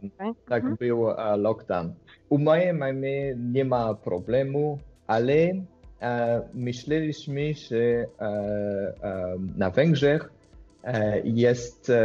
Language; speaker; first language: Polish; non-native, learner; French